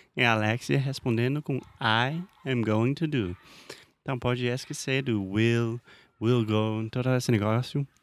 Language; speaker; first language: Portuguese; non-native, fluent; English